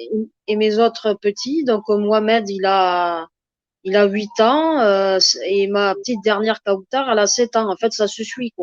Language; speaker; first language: French; native; French